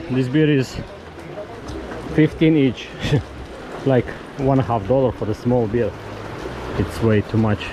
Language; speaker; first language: English; non-native, fluent; Russian